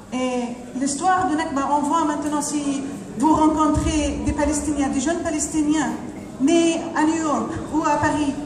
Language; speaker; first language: French; non-native, fluent; Arabic